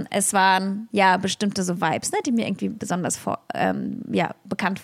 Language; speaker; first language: German; early bilingual, other home language; Russian